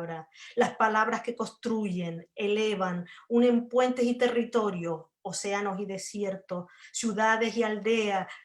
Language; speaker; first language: Spanish; native; Spanish